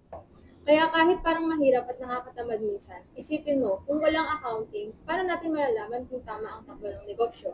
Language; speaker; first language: Filipino; native; Filipino